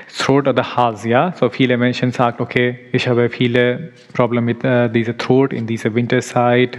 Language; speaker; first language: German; non-native, learner; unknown